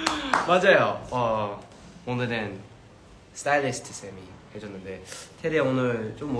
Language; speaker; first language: Korean; early bilingual, heritage; Korean